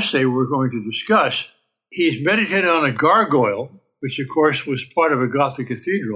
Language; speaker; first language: English; native; English